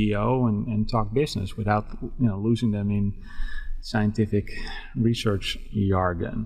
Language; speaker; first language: English; non-native, fluent; Dutch